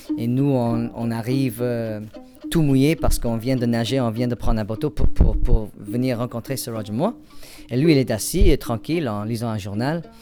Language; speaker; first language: French; non-native, fluent; English